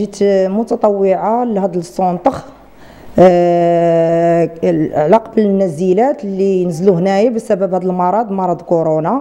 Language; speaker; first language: Arabic; native; Arabic